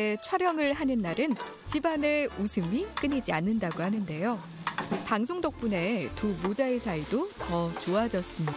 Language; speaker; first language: Korean; native; Korean